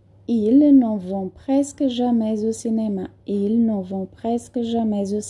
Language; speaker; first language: French; non-native, fluent; Portuguese